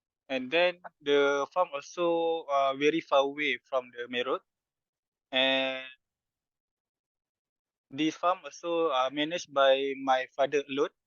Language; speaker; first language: English; non-native, fluent; Malay